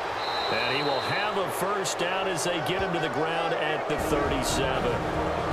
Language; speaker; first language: English; native; English